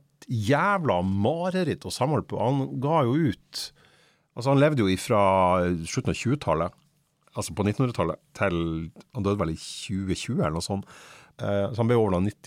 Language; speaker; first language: Norwegian; native; Norwegian